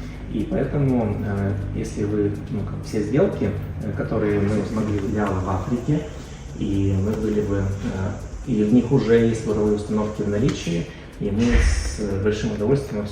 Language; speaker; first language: Russian; native; Russian